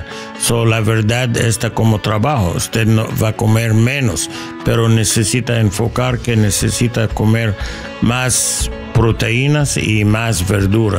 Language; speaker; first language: Spanish; non-native, learner; English